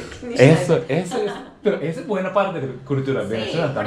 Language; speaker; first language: Spanish; non-native, learner; Japanese